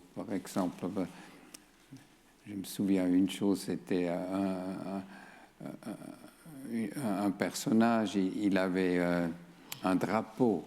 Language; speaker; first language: French; non-native, fluent; German